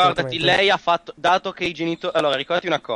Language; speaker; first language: Italian; native; Italian